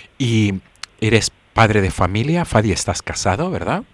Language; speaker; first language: Spanish; native; Spanish